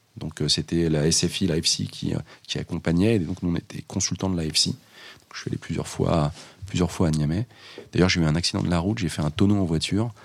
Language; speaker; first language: French; native; French